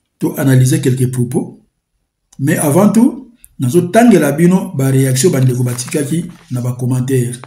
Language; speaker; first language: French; non-native, local second language; Lingala